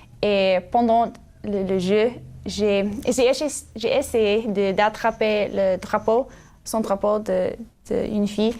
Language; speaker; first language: French; non-native, learner; English